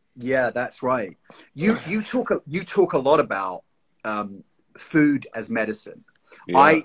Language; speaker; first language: English; native; English